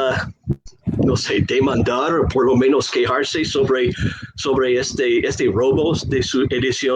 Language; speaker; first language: Spanish; non-native, fluent; English